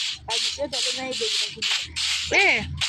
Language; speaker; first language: Persian; native; Persian